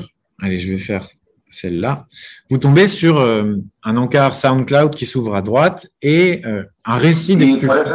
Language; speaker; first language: French; native; French